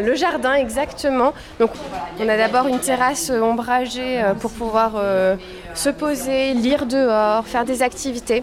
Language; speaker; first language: French; native; French